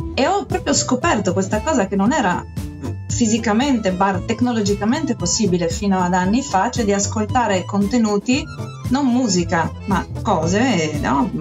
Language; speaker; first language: Italian; native; Italian